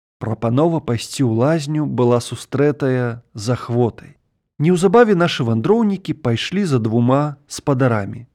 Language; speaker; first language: Belarusian; native; Belarusian